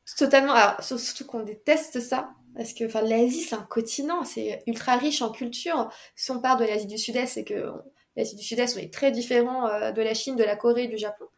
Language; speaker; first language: French; early bilingual, other home language; Khmer